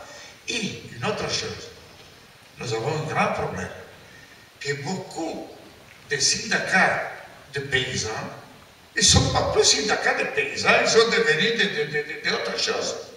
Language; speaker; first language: French; non-native, learner; Italian